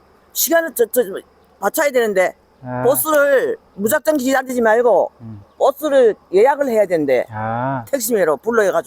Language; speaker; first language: Korean; native; Korean